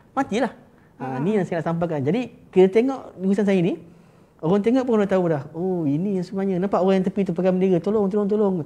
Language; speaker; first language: Malay; native; Malay